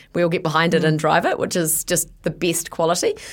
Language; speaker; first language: English; native; English